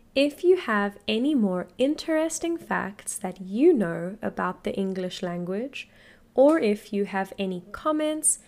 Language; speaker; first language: English; native; English